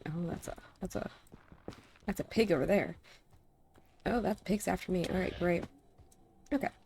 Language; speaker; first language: English; native; English